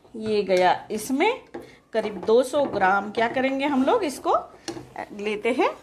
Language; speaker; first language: Hindi; non-native, local second language; Marathi